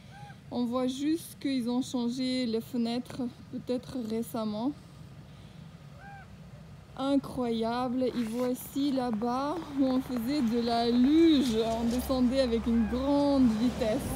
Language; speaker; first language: French; non-native, fluent; Russian